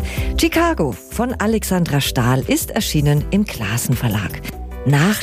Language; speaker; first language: German; native; German